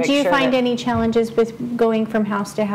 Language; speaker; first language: English; native; English